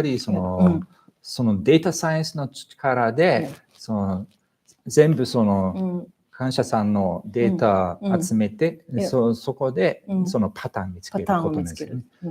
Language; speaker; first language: Japanese; non-native, fluent; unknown